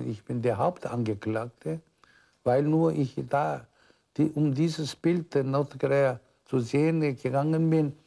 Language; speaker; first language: German; non-native, fluent; Korean